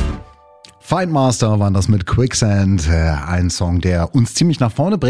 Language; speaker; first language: German; native; German